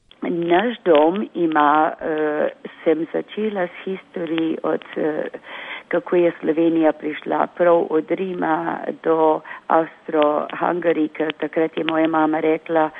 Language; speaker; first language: Slovenian; early bilingual, heritage; Slovenian